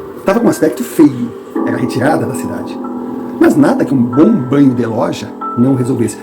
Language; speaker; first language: Portuguese; non-native, fluent; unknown